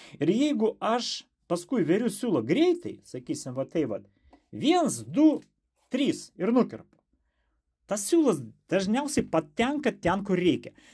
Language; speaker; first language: Lithuanian; non-native, local second language; Russian